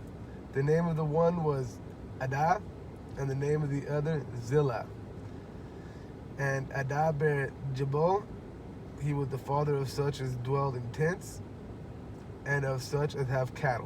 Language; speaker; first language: English; native; English